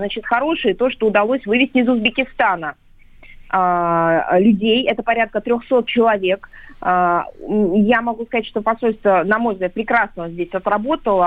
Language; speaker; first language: Russian; native; Russian